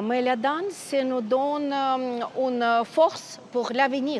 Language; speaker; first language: French; non-native, fluent; Ukrainian